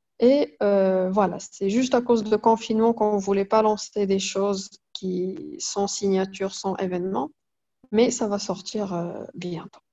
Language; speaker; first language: French; non-native, local second language; Arabic